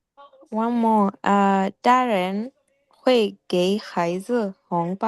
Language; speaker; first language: Chinese; non-native, learner; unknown